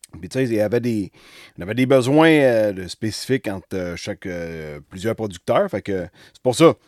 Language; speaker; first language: French; native; French